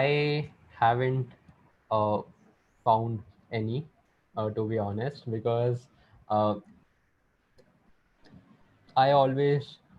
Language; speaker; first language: English; non-native, local second language; Hindi